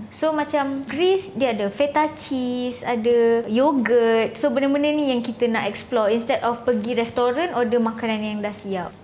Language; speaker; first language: Malay; native; Malay